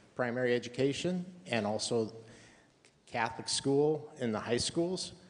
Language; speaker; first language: English; native; English